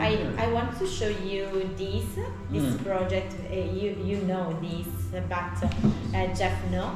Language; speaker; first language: English; non-native, learner; Italian